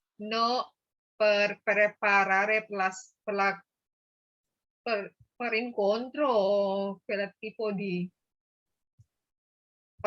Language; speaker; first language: Italian; non-native, learner; Indonesian